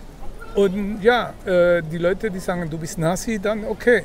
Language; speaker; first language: German; non-native, fluent; Spanish